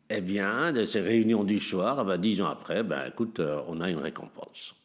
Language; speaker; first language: French; non-native, local second language; Arabic